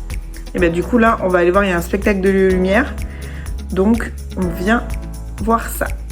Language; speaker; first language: French; native; French